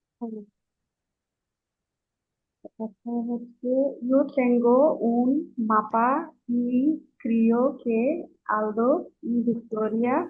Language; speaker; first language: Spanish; non-native, learner; Bangla